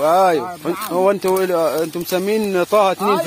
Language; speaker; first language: Arabic; native; Arabic